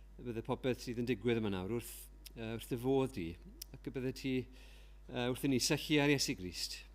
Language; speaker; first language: Welsh; native; Welsh